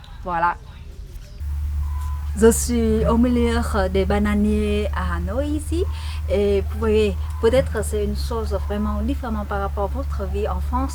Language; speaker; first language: French; non-native, fluent; Vietnamese